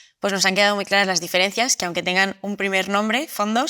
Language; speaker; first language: Spanish; native; Spanish